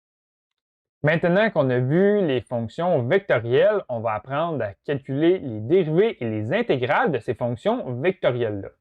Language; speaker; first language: French; native; French